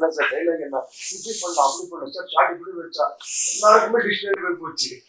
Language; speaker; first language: Tamil; non-native, learner; Kannada